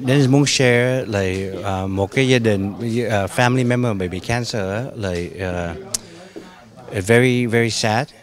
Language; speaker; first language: Vietnamese; early bilingual, heritage; Vietnamese